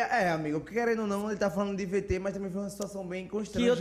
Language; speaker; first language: Portuguese; native; Portuguese